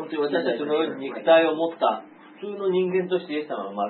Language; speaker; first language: Japanese; native; Japanese